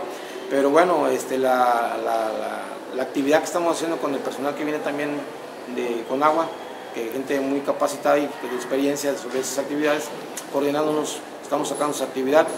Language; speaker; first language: Spanish; native; Spanish